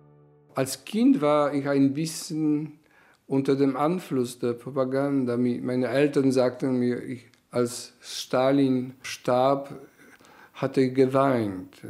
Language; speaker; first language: German; non-native, fluent; Polish